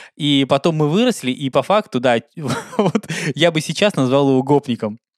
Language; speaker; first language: Russian; native; Russian